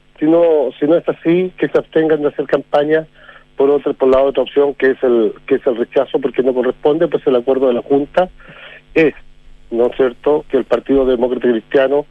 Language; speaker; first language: Spanish; native; Spanish